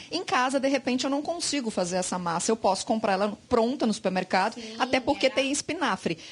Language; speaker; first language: Portuguese; native; Portuguese